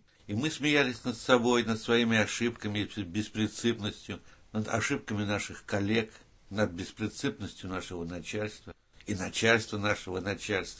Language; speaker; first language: Russian; native; Russian